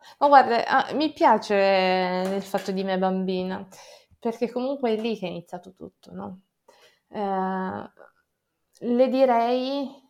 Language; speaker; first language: Italian; native; Italian